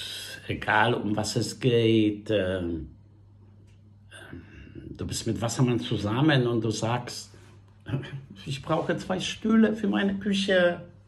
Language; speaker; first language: German; non-native, fluent; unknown